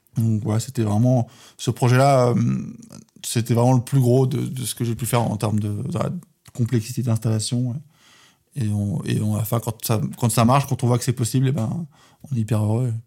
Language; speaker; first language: French; native; French